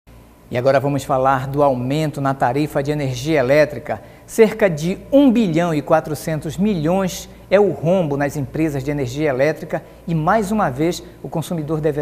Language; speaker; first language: Portuguese; native; Portuguese